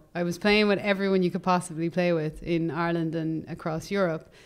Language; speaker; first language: English; native; English